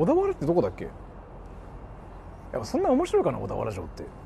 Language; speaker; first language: Japanese; native; Japanese